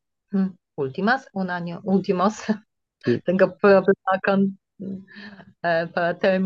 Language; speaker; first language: Spanish; non-native, fluent; Polish